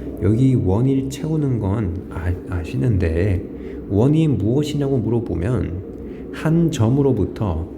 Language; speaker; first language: Korean; native; Korean